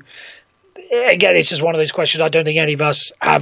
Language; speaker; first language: English; native; English